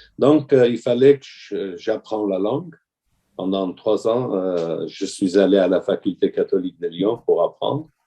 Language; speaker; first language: French; non-native, fluent; Armenian